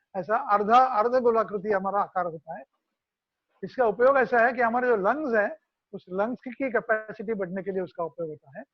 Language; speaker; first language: Hindi; non-native, local second language; Marathi